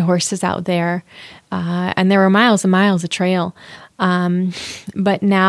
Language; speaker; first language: English; native; English